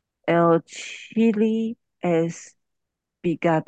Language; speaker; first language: Spanish; non-native, learner; Chinese